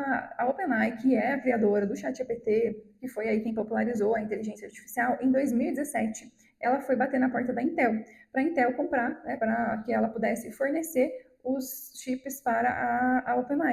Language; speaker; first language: Portuguese; native; Portuguese